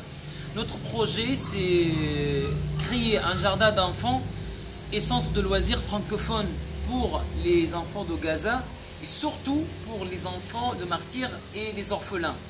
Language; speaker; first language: French; non-native, fluent; Arabic